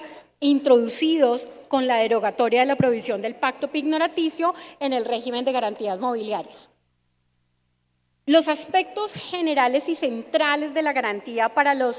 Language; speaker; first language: Spanish; native; Spanish